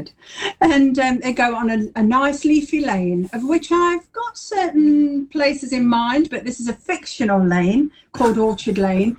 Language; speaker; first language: English; native; English